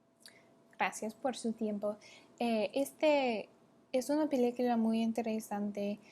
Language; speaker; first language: Spanish; non-native, learner; English